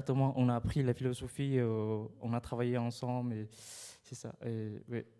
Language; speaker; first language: French; non-native, fluent; Khmer